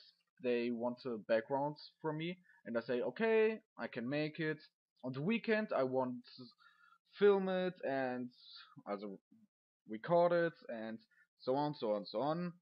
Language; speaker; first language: English; non-native, learner; German